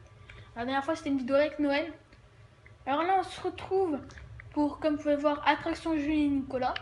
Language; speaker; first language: French; native; French